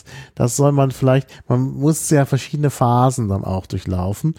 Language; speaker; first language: German; native; German